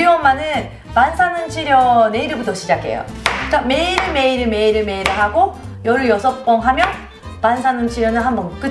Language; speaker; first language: Korean; non-native, fluent; Japanese